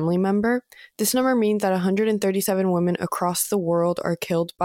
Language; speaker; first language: English; native; English